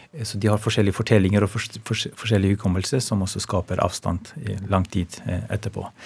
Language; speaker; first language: Norwegian; non-native, fluent; Albanian